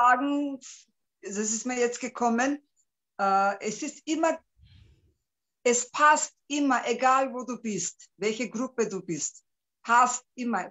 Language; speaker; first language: German; non-native, local second language; Turkish